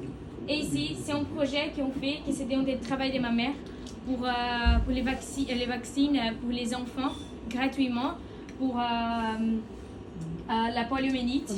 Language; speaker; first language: French; non-native, learner; Portuguese